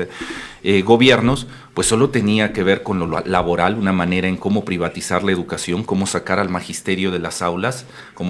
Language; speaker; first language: Spanish; native; Spanish